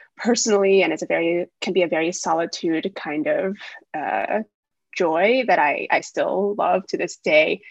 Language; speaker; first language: English; early bilingual, other home language; Wu Chinese